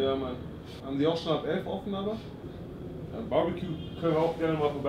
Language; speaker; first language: German; native; German